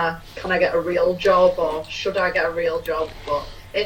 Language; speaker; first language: English; native; English